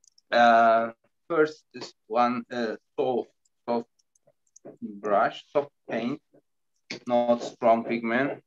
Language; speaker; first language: English; non-native, learner; Spanish